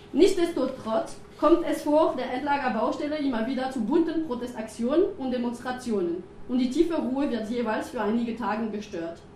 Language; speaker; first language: German; non-native, fluent; French